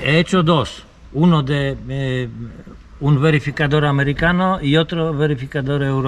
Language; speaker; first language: Spanish; non-native, fluent; Polish